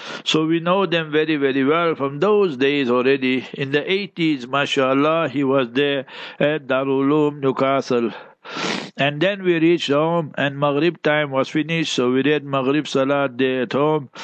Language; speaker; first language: English; native; English